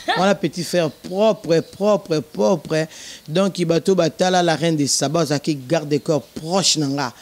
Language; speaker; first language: Lingala; non-native, local second language; Luba-Lulua